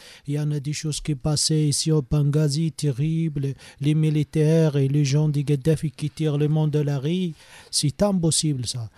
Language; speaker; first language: French; non-native, learner; Arabic